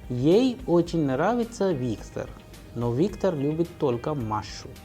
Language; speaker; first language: Russian; non-native, fluent; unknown